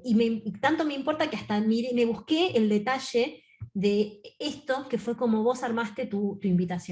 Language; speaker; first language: Spanish; native; Spanish